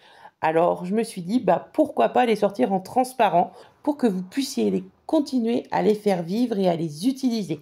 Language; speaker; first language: French; native; French